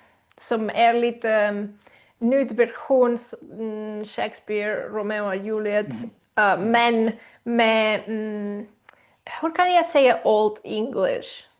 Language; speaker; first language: Swedish; non-native, learner; Spanish